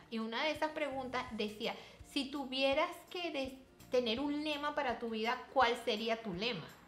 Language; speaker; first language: Spanish; native; Spanish